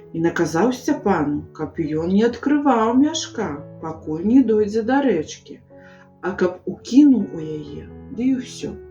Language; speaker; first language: Belarusian; native; Belarusian